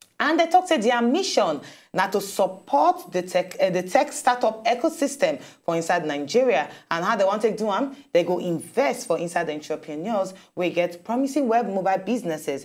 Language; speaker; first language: Nigerian Pidgin; native; Nigerian Pidgin